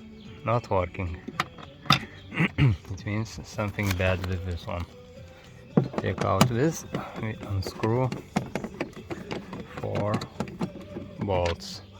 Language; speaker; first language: English; non-native, learner; Lithuanian